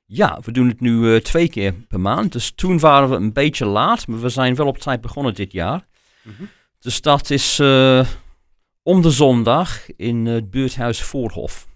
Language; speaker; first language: Dutch; non-native, fluent; English